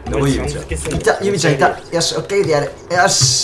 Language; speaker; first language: Japanese; native; Japanese